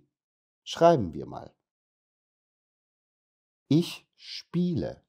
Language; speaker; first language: German; non-native, fluent; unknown